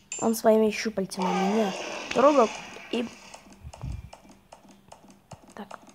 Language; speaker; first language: Russian; non-native, fluent; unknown